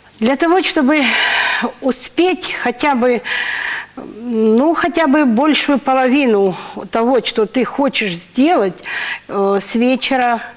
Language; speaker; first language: Russian; native; Russian